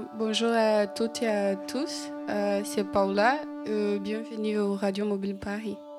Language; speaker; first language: French; non-native, learner; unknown